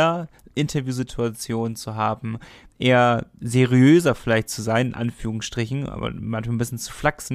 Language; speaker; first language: German; native; German